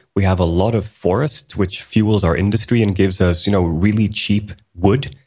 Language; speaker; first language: English; early bilingual, other home language; Swedish